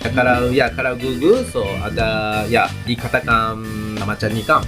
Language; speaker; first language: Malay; non-native, learner; Japanese